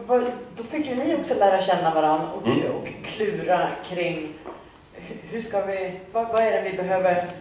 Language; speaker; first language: Swedish; native; Swedish